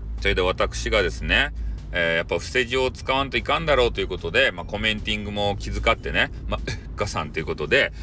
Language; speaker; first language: Japanese; native; Japanese